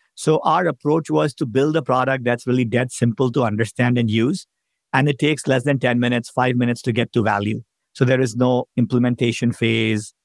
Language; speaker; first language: English; non-native, local second language; Hindi